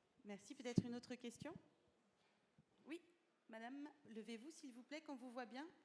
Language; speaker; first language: French; native; French